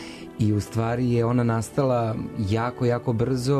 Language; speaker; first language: Serbian; native; Serbian